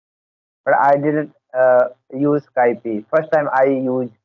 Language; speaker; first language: English; non-native, learner; Hindi